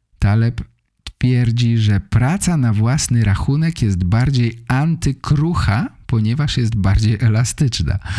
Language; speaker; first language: Polish; native; Polish